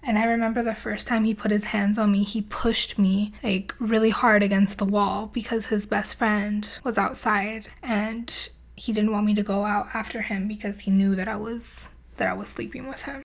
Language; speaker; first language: English; native; English